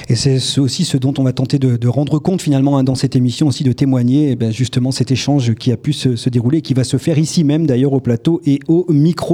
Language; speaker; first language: French; native; French